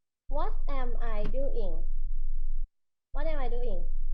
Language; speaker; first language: English; non-native, learner; Thai